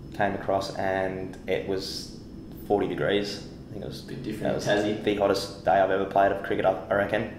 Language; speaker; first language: English; native; English